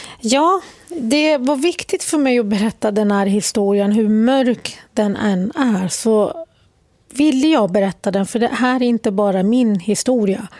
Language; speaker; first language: Swedish; early bilingual, other home language; Arabic